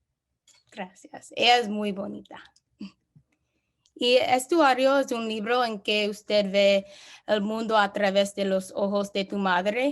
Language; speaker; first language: Spanish; non-native, learner; English